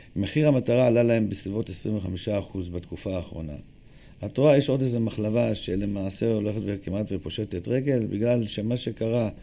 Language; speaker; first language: Hebrew; native; Hebrew